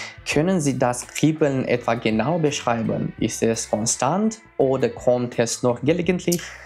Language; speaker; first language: German; non-native, fluent; Romanian